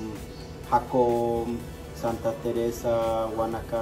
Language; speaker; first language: Spanish; non-native, local second language; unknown